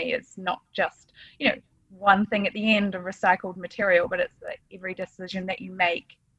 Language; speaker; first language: English; native; English